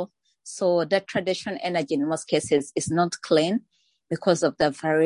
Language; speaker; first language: English; non-native, local second language; Ganda